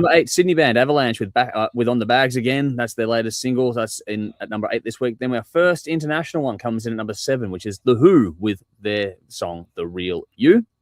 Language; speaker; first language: English; native; English